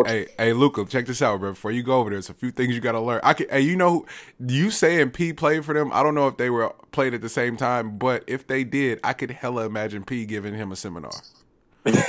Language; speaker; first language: English; native; English